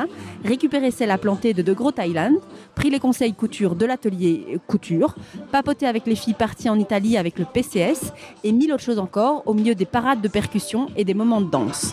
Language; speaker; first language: French; native; French